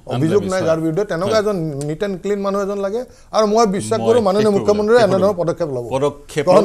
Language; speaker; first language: Assamese; native; Assamese